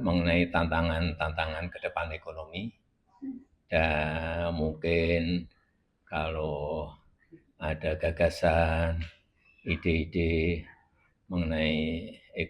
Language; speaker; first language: Indonesian; non-native, local second language; Javanese